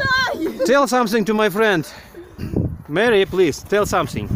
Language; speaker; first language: English; non-native, learner; Ukrainian